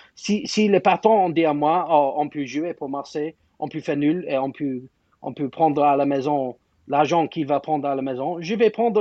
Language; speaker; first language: French; non-native, fluent; English